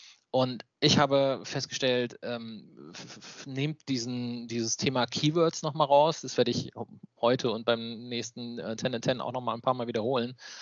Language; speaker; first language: German; native; German